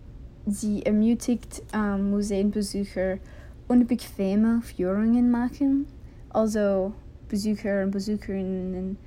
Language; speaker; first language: German; non-native, learner; English